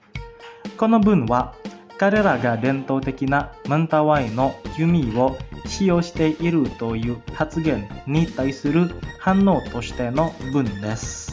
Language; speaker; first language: Japanese; non-native, fluent; Indonesian